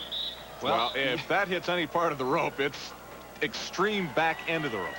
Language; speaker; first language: English; native; English